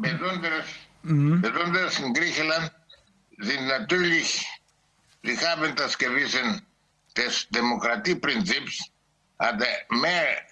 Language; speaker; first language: German; non-native, learner; Greek